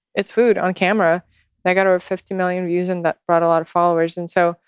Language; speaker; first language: English; non-native, fluent; Russian